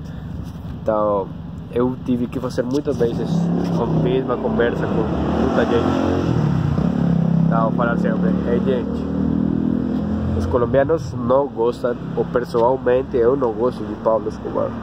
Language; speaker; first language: Portuguese; non-native, learner; Spanish